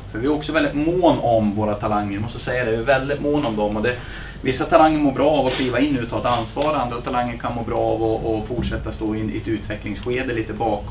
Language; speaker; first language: Swedish; native; Swedish